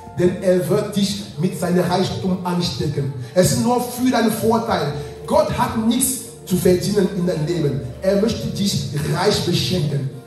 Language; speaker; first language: German; non-native, fluent; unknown